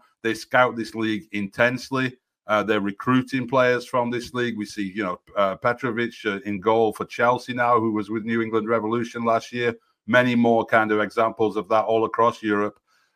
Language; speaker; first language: English; native; English